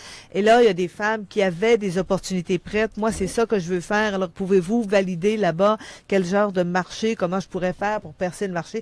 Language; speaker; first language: French; native; French